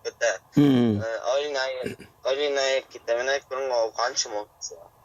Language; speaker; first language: Korean; early bilingual, heritage; Korean